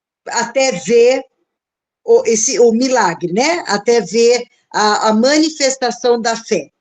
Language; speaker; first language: Portuguese; native; Portuguese